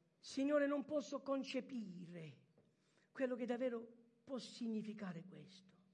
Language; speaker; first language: Italian; early bilingual, heritage; French